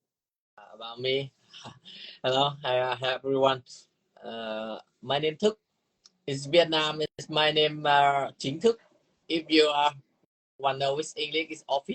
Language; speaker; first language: English; non-native, learner; Vietnamese